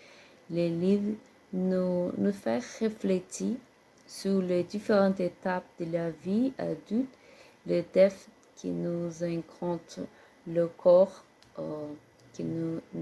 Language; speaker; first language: French; non-native, learner; Portuguese